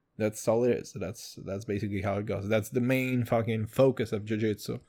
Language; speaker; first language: English; non-native, fluent; Kazakh